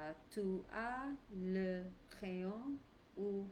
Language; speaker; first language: French; non-native, learner; English